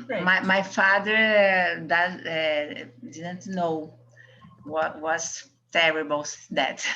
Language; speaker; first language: English; non-native, learner; Portuguese